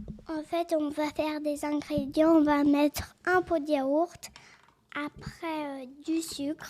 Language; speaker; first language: French; native; French